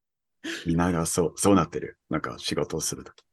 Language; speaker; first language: Japanese; early bilingual, heritage; English